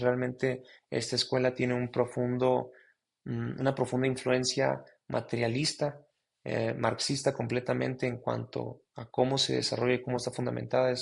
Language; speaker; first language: Spanish; native; Spanish